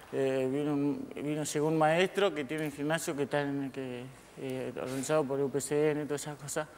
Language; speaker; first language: Spanish; native; Spanish